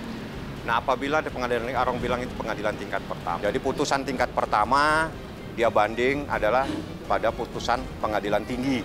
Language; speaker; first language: Indonesian; native; Indonesian